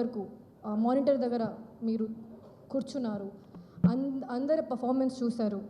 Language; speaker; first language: Telugu; non-native, local second language; Hindi